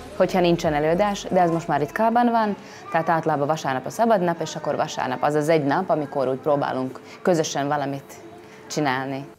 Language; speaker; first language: Hungarian; non-native, fluent; Latvian